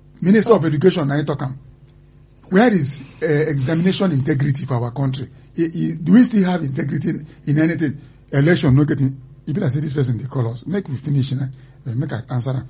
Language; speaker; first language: Nigerian Pidgin; non-native, local second language; Igbo